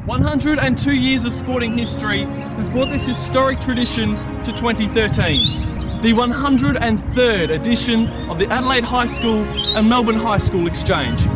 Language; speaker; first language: English; native; English